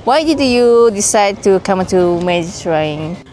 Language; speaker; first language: English; non-native, learner; Japanese